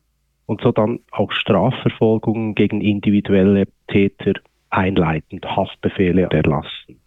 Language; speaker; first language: German; native; German